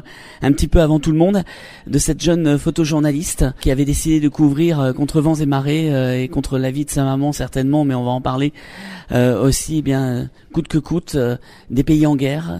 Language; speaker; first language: French; native; French